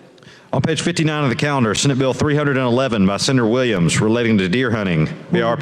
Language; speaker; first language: English; native; English